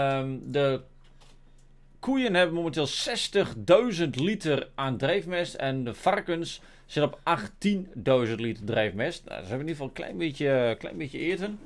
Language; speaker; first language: Dutch; native; Dutch